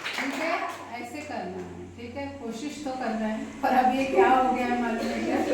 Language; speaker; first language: Hindi; non-native, local second language; Marathi